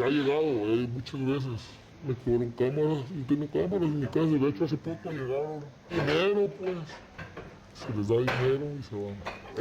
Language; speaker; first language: Spanish; native; Spanish